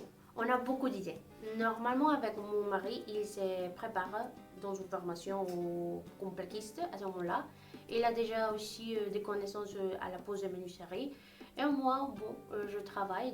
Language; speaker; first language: French; non-native, fluent; Spanish